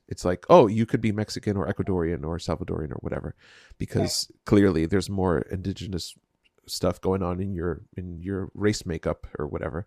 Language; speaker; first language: English; native; English